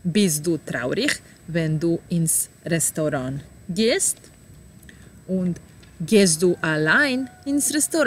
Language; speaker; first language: German; non-native, fluent; Serbian